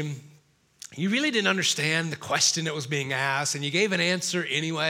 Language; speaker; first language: English; native; English